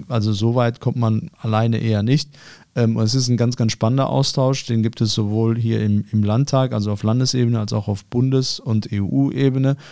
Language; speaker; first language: German; early bilingual, other home language; Arabic